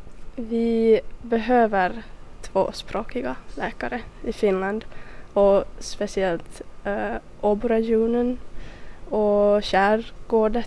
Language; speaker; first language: Swedish; non-native, local second language; Finnish